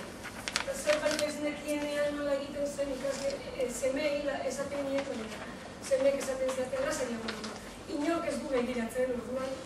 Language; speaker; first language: Basque; non-native, local second language; Spanish